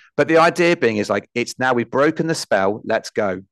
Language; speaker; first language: English; native; English